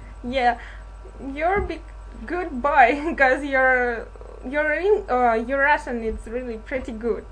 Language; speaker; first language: English; non-native, learner; Russian